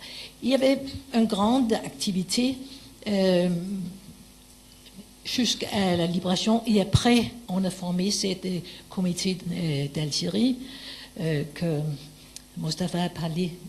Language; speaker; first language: French; non-native, fluent; Danish